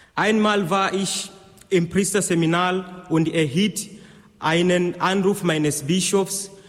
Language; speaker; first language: German; non-native, fluent; Swahili